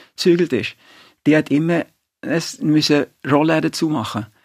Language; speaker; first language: German; non-native, fluent; Swedish